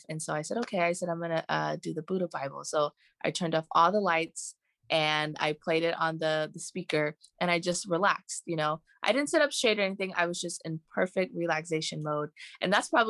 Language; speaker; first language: English; native; English